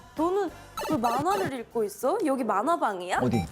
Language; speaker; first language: Korean; native; Korean